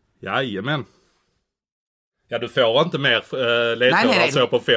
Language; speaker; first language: Swedish; native; Swedish